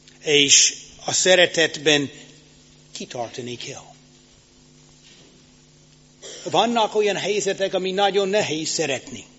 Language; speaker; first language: Hungarian; non-native, fluent; English